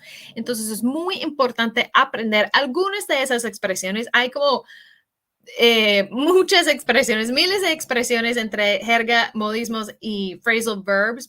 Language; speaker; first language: Spanish; non-native, fluent; English